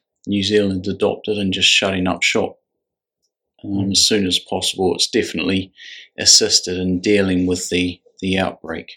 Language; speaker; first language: English; native; English